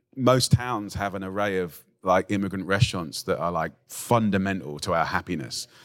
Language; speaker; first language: English; native; English